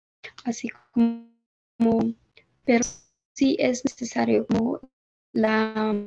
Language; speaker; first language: Spanish; early bilingual, heritage; Spanish